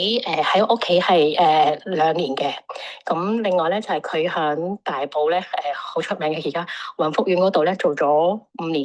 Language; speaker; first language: Cantonese; native; Cantonese